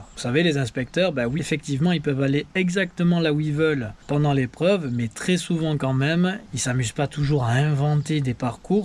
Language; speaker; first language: French; native; French